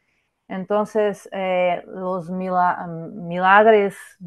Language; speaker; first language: Spanish; non-native, fluent; Portuguese